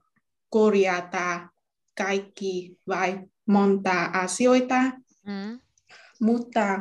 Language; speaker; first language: Finnish; non-native, learner; Vietnamese